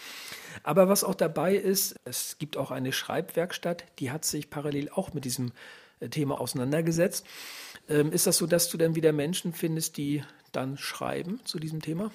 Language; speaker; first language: German; native; German